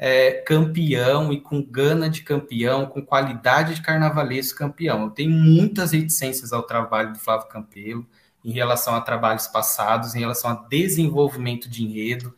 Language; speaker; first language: Portuguese; native; Portuguese